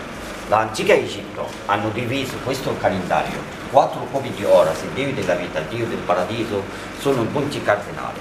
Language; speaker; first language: Italian; non-native, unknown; Arabic